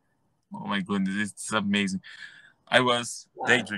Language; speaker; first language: English; non-native, learner; Portuguese